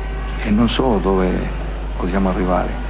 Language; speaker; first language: Italian; non-native, fluent; Spanish